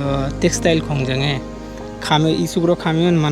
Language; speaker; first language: Korean; non-native, learner; Bangla